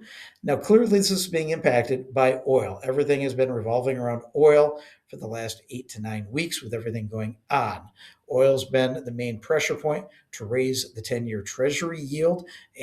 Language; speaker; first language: English; native; English